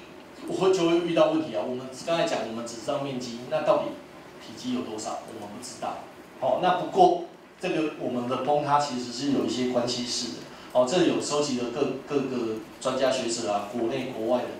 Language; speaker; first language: Chinese; native; Chinese